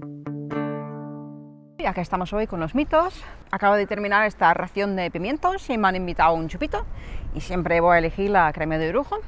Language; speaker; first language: Spanish; non-native, fluent; English